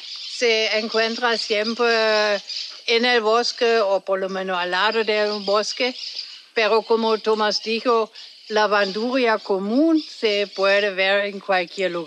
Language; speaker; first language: Spanish; non-native, fluent; German